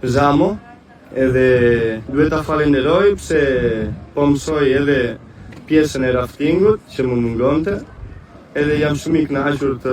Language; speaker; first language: Albanian; early bilingual, other home language; Italian